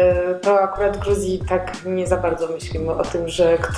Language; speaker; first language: Polish; non-native, learner; Georgian